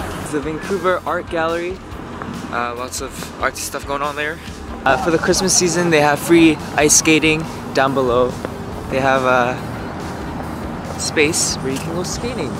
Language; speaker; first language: English; early bilingual, other home language; Korean